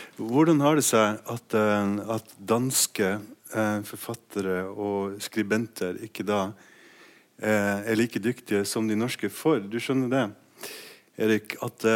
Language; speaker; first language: Norwegian; native; Norwegian